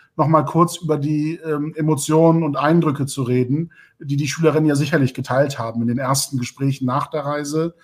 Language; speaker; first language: German; native; German